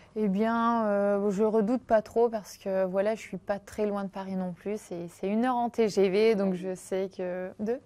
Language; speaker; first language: French; native; French